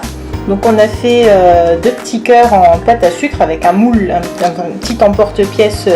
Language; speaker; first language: French; native; French